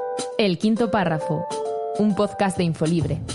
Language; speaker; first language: Spanish; native; Spanish